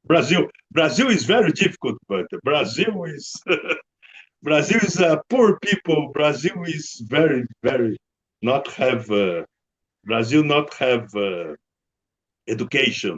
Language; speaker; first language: English; non-native, learner; Portuguese